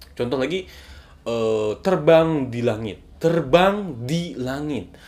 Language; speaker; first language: Indonesian; native; Indonesian